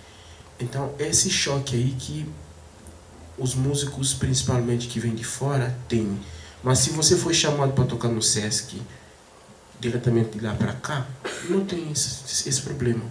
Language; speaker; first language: Portuguese; non-native, fluent; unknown